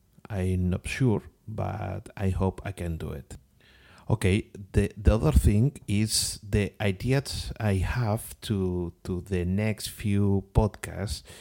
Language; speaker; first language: English; non-native, learner; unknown